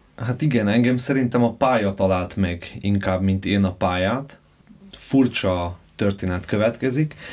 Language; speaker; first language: Hungarian; native; Hungarian